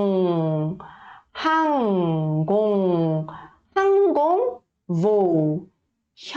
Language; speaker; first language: Korean; early bilingual, heritage; Korean